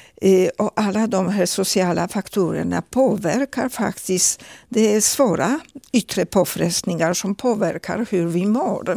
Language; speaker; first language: Swedish; non-native, fluent; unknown